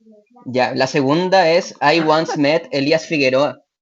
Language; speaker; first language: Spanish; native; Spanish